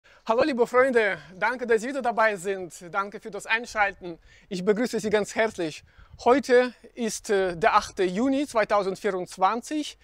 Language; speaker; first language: German; non-native, fluent; Russian